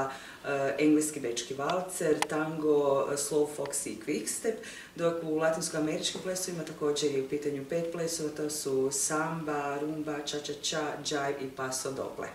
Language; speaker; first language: Croatian; native; Croatian